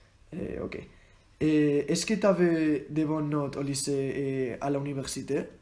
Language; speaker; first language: French; non-native, learner; Spanish